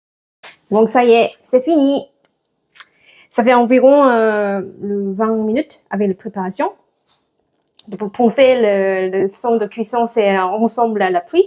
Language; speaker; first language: French; non-native, learner; Korean